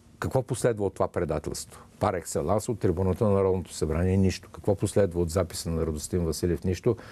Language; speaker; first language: Bulgarian; native; Bulgarian